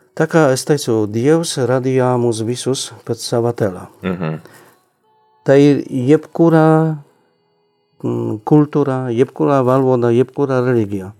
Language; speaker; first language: Latvian; non-native, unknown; Polish